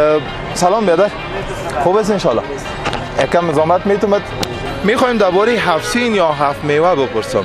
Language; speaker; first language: Persian; non-native, local second language; Pashto